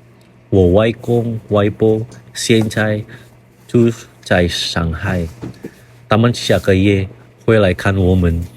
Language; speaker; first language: Chinese; non-native, fluent; Indonesian